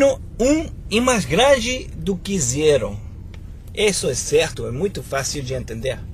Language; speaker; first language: Portuguese; non-native, fluent; Spanish